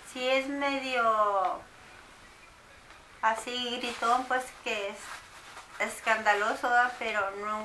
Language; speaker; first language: Spanish; native; Spanish